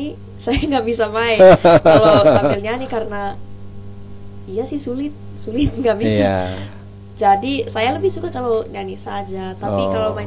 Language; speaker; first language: Indonesian; non-native, learner; English